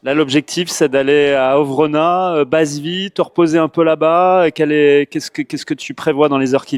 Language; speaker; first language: French; native; French